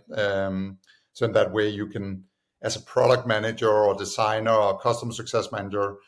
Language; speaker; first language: English; non-native, fluent; Danish